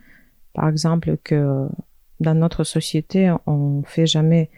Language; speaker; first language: French; non-native, fluent; Russian